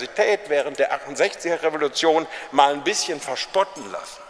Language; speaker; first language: German; native; German